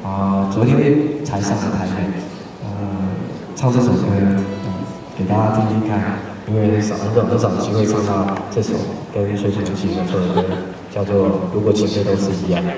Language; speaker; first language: Chinese; non-native, local second language; Amis